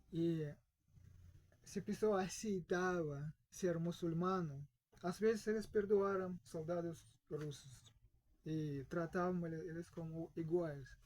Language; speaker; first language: Portuguese; non-native, fluent; Russian